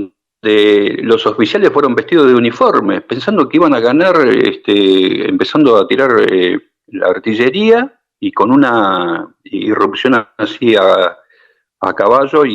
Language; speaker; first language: Spanish; native; Spanish